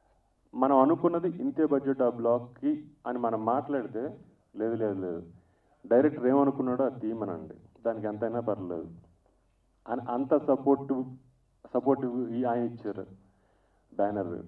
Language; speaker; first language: Telugu; native; Telugu